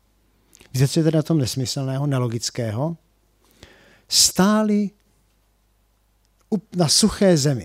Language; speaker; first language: Czech; native; Czech